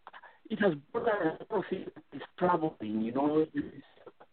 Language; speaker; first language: English; non-native, local second language; Bemba